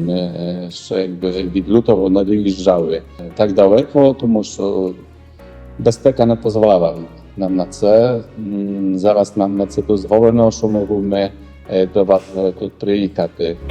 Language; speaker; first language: Ukrainian; non-native, fluent; Polish